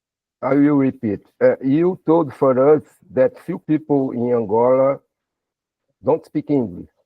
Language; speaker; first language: English; non-native, learner; Portuguese